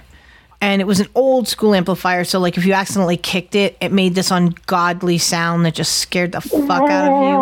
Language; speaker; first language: English; native; English